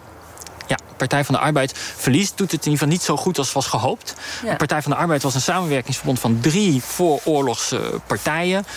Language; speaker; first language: Dutch; native; Dutch